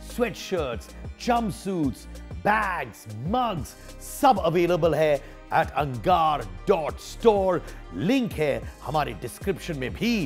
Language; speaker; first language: Hindi; native; Hindi